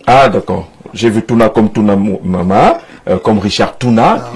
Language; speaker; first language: French; native; French